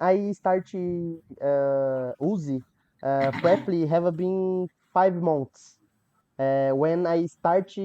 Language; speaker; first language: English; non-native, learner; Portuguese